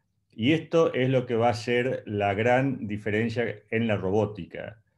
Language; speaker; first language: Spanish; native; Spanish